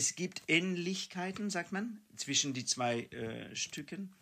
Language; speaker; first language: German; non-native, fluent; French